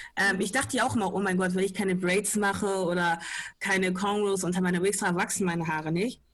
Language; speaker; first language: German; native; German